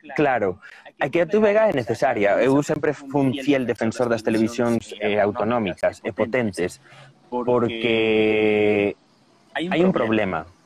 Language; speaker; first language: Galician; non-native, local second language; Spanish